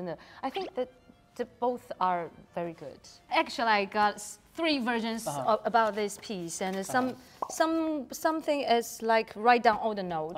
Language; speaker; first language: English; non-native, learner; Chinese